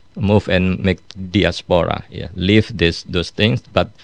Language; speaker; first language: English; non-native, fluent; Indonesian